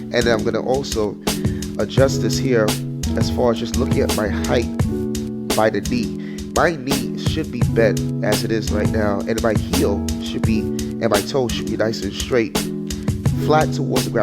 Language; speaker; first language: English; native; English